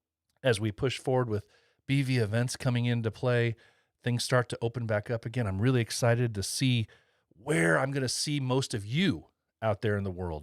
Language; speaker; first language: English; native; English